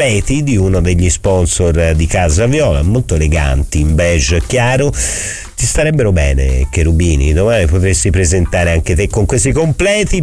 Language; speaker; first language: Italian; native; Italian